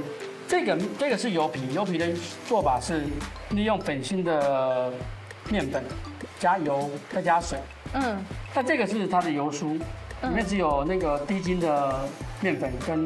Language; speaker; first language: Chinese; native; Chinese